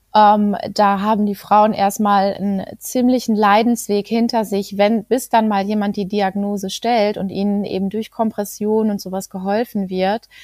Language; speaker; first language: German; native; German